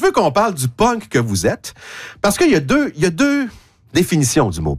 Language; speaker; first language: French; native; French